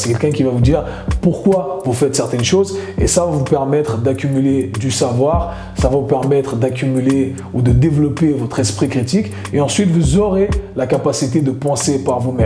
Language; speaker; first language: French; native; French